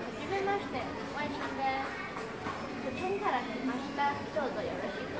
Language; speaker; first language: Japanese; non-native, learner; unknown